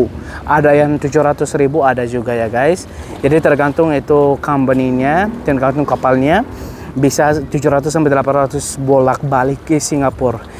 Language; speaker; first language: Indonesian; non-native, fluent; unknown